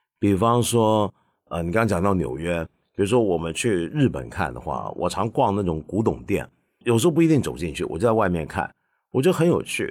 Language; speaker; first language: Chinese; non-native, local second language; Cantonese